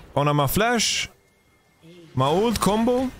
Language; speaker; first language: Polish; non-native, learner; Swedish